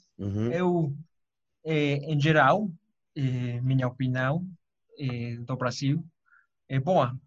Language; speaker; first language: Portuguese; non-native, fluent; Spanish